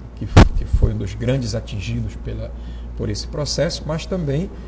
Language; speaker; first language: Portuguese; native; Portuguese